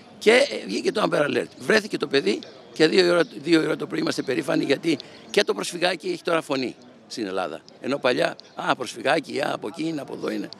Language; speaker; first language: Greek; native; Greek